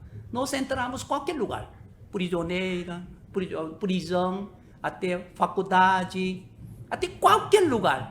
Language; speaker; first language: Portuguese; non-native, learner; Korean